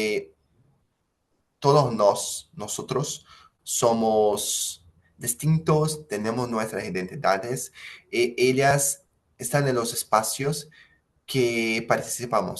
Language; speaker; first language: Spanish; non-native, fluent; Portuguese